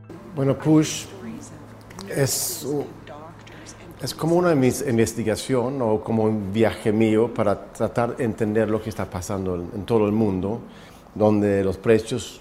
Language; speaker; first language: Spanish; non-native, fluent; Swedish